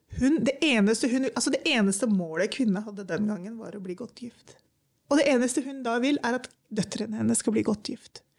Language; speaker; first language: Norwegian; early bilingual, other home language; Urdu